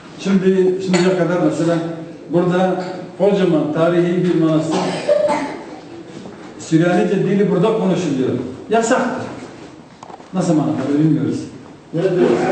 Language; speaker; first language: Turkish; non-native, local second language; Aramaic